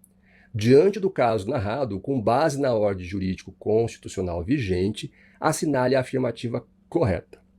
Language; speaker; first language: Portuguese; native; Portuguese